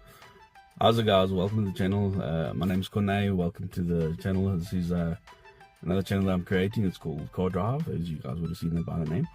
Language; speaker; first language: English; native; English